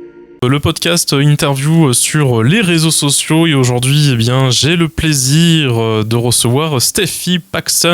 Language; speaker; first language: French; native; French